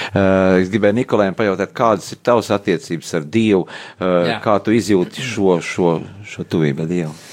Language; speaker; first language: Latvian; native; Latvian